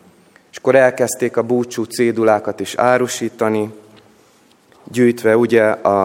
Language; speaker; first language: Hungarian; native; Hungarian